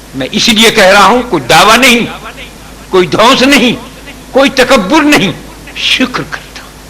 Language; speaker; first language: Urdu; native; Urdu